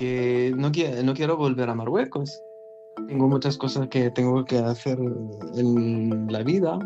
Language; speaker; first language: Spanish; non-native, learner; Arabic